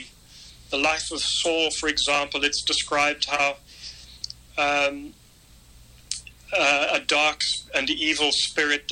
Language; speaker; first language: English; native; English